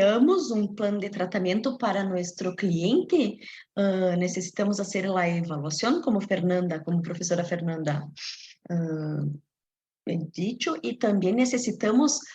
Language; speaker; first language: Spanish; non-native, fluent; Portuguese